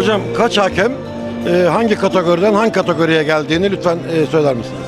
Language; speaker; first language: Turkish; native; Turkish